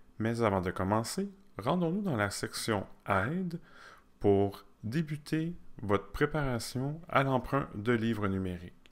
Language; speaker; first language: French; native; French